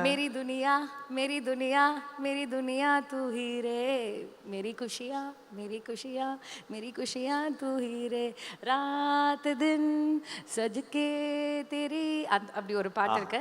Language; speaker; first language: Tamil; native; Tamil